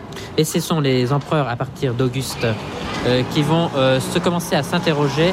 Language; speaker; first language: French; native; French